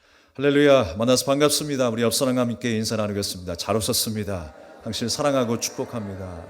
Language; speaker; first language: Korean; native; Korean